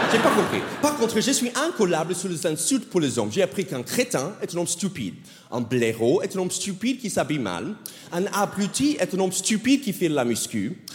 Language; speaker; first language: French; non-native, fluent; English